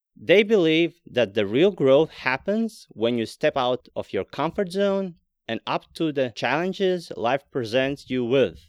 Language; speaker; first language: English; non-native, fluent; Latvian